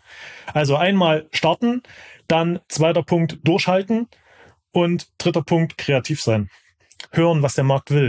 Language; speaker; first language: German; native; German